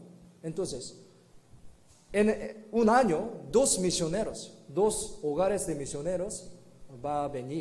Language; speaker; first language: Spanish; non-native, fluent; Korean